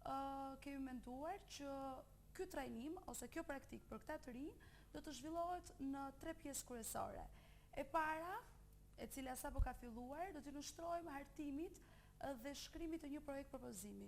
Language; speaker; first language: Albanian; native; Albanian